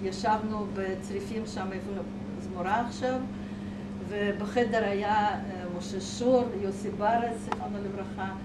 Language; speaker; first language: Hebrew; non-native, fluent; Russian